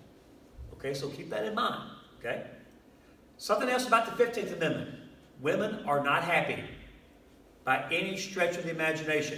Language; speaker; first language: English; native; English